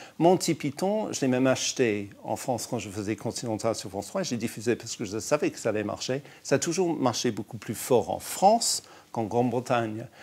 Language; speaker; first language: French; non-native, fluent; English